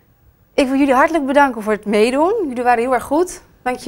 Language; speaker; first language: Dutch; native; Dutch